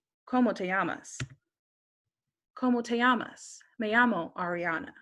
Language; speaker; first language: Spanish; non-native, learner; English